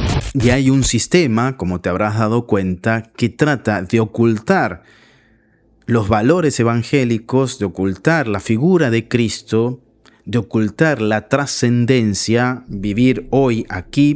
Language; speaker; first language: Spanish; native; Spanish